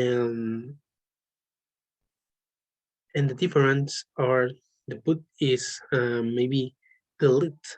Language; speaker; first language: English; non-native, learner; Spanish